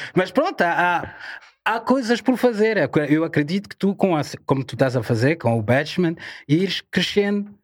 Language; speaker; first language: Portuguese; non-native, fluent; French